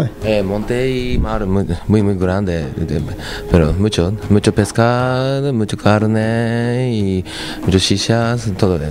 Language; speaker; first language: Spanish; non-native, learner; Japanese